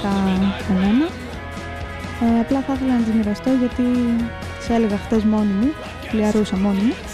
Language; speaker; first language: Greek; native; Greek